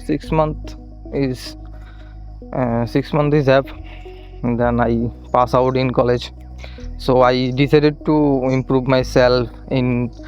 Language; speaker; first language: English; non-native, learner; Hindi